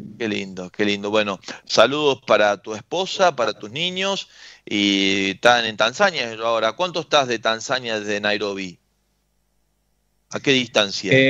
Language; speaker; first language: Spanish; native; Spanish